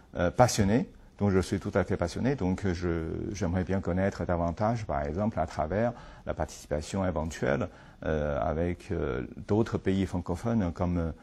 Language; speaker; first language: French; non-native, fluent; Chinese